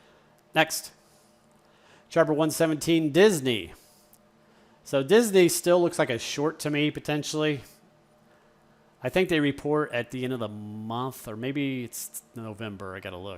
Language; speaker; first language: English; native; English